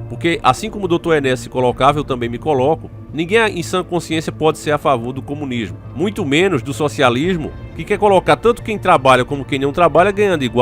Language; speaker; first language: Portuguese; native; Portuguese